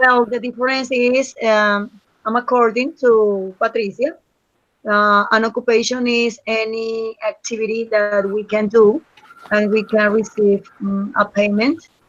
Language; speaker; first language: English; non-native, learner; Spanish